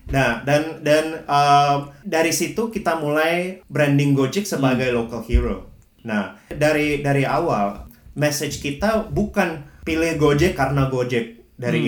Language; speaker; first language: Indonesian; early bilingual, other home language; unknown